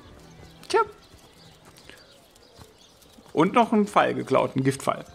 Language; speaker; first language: German; native; German